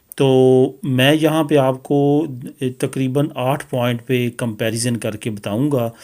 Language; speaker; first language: Urdu; non-native, local second language; Punjabi